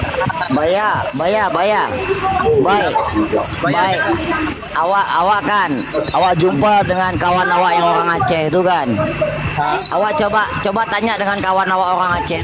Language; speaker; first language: Malay; native; Malay